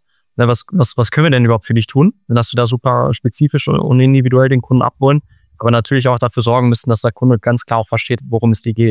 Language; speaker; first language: German; native; German